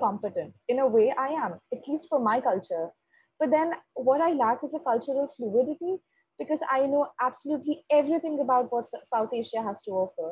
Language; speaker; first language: English; non-native, local second language; Hindi